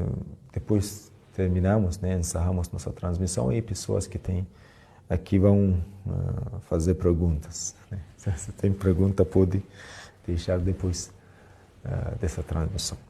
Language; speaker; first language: Portuguese; non-native, fluent; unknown